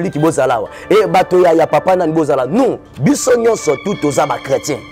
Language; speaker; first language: French; non-native, local second language; Lingala